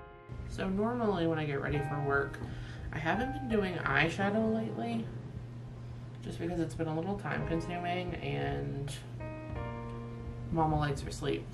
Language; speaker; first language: English; native; English